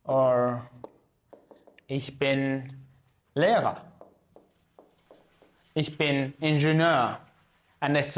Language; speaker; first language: German; non-native, fluent; Azerbaijani